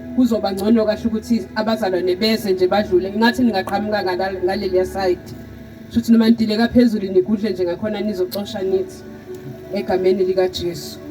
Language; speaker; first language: Zulu; native; Zulu